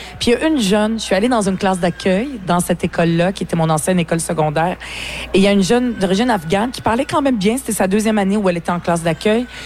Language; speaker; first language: French; early bilingual, other home language; Arabic